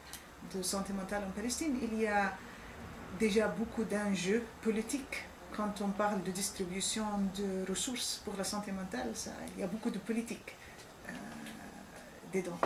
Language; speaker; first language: French; non-native, fluent; Arabic